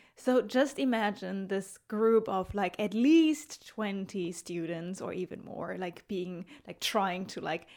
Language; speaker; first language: English; non-native, fluent; German